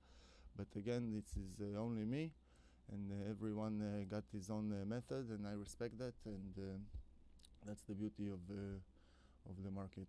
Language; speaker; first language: English; non-native, fluent; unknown